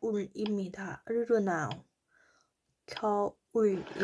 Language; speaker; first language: Korean; non-native, learner; Thai